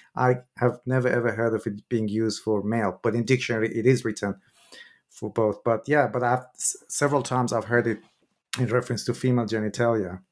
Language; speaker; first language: English; non-native, fluent; Persian